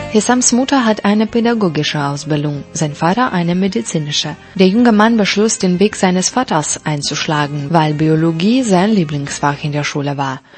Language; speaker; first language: German; non-native, fluent; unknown